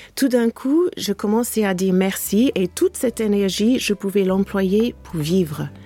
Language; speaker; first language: French; non-native, fluent; English